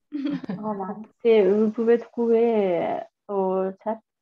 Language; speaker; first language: French; non-native, fluent; Spanish